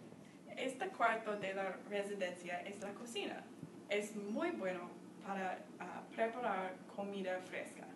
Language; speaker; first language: Spanish; non-native, learner; English